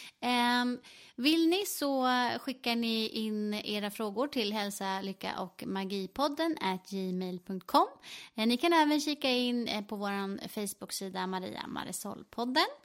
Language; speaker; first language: Swedish; native; Swedish